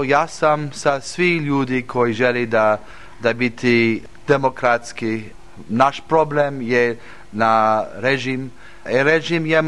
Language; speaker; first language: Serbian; early bilingual, heritage; English